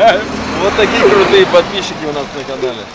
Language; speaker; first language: Russian; native; Russian